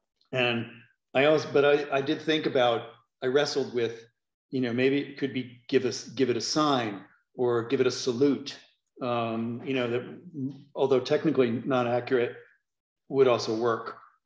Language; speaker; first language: English; native; English